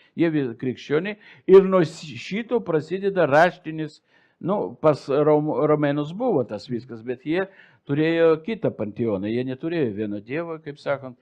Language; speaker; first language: Lithuanian; non-native, local second language; Russian